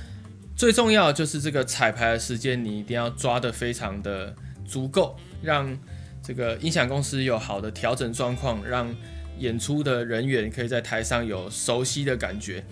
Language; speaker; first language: Chinese; native; Chinese